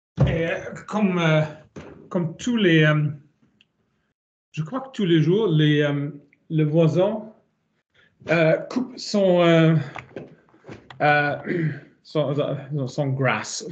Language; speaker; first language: French; non-native, learner; German